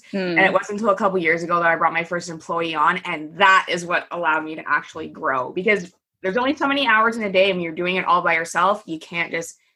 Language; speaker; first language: English; native; English